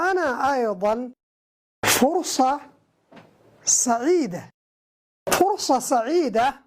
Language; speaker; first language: Arabic; non-native, local second language; Somali